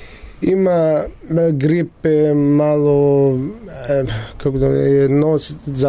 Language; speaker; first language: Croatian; non-native, learner; Arabic